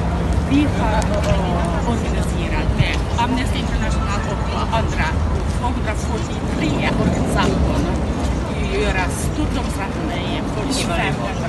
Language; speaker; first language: Swedish; non-native, learner; Uyghur